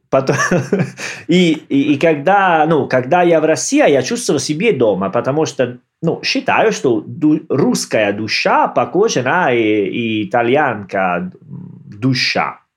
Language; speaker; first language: Russian; non-native, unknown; Italian